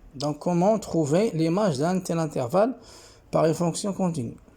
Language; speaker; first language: French; non-native, local second language; Arabic